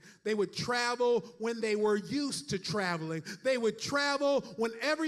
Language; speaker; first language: English; native; English